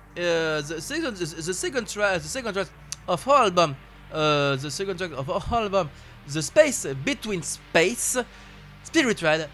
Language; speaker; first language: English; non-native, learner; French